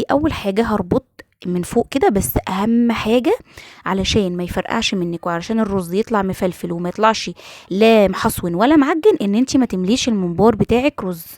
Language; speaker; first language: Arabic; native; Arabic